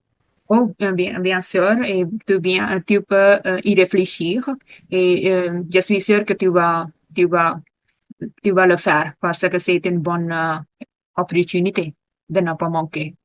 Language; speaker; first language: French; non-native, learner; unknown